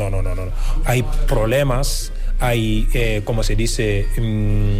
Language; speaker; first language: Spanish; non-native, fluent; Wolof